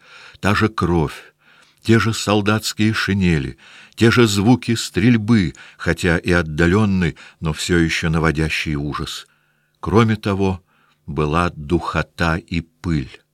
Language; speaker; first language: Russian; native; Russian